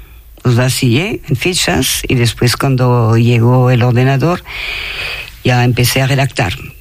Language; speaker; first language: Spanish; non-native, fluent; French